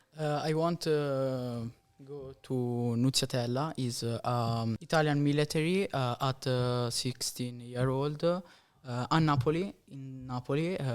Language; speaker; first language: English; non-native, learner; Italian